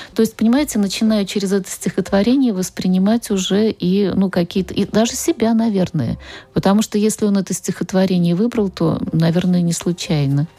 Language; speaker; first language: Russian; native; Russian